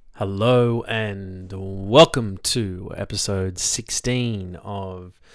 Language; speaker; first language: English; native; English